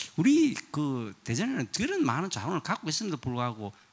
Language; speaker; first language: Korean; native; Korean